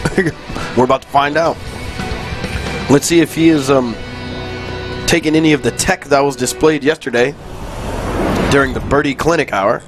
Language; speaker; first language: English; native; English